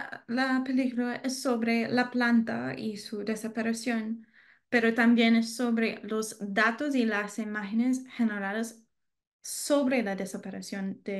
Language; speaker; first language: Spanish; non-native, learner; English